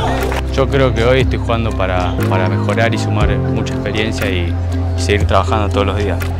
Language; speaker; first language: Portuguese; non-native, learner; Spanish